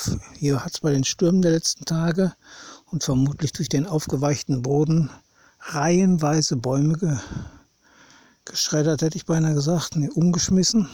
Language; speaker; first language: German; native; German